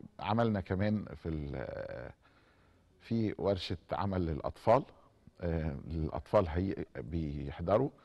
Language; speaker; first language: Arabic; native; Arabic